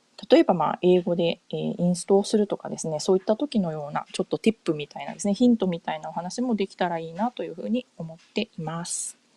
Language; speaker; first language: Japanese; native; Japanese